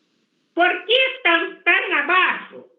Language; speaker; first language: Spanish; non-native, fluent; Portuguese